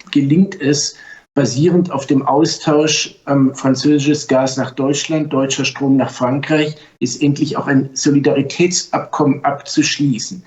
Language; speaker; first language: German; native; German